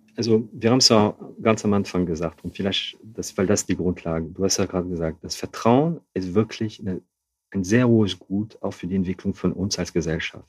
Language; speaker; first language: German; non-native, fluent; French